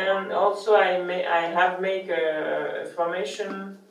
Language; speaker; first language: English; non-native, learner; French